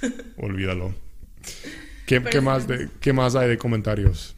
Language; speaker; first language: Spanish; non-native, local second language; English